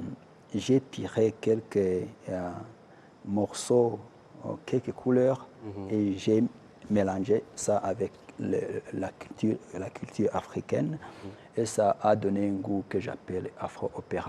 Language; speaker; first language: French; non-native, local second language; Kinyarwanda